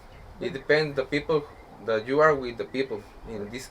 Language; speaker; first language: English; non-native, learner; Spanish